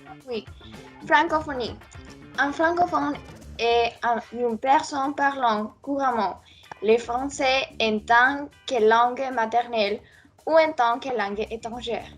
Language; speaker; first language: French; non-native, learner; Spanish